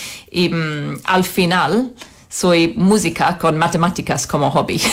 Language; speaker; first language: Spanish; non-native, fluent; English